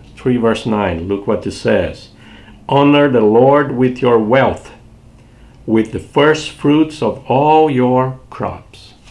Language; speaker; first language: English; non-native, fluent; Portuguese